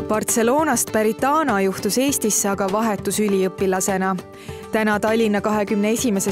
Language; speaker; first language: Estonian; native; Estonian